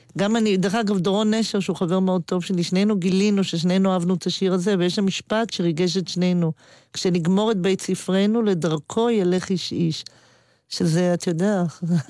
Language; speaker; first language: Hebrew; native; Hebrew